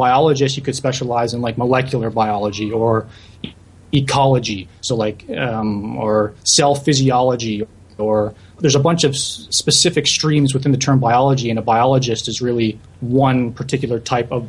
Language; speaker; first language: English; native; English